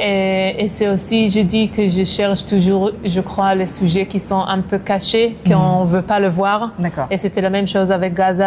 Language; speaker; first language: French; non-native, fluent; Hebrew